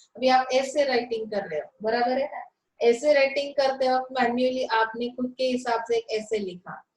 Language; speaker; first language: Hindi; non-native, local second language; Marathi